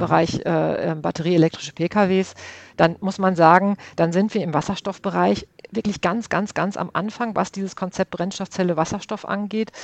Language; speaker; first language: German; native; German